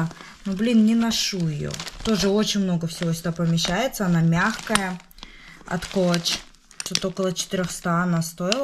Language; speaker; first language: Russian; native; Russian